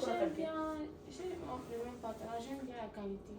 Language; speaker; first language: French; non-native, learner; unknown